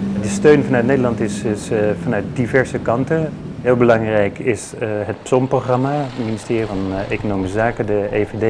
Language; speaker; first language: Dutch; native; Dutch